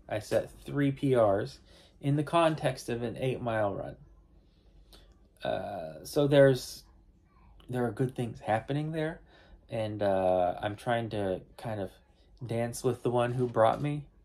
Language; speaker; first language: English; native; English